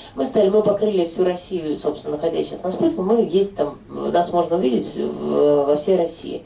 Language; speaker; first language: Russian; native; Russian